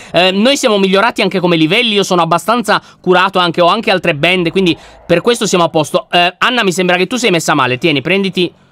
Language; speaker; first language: Italian; native; Italian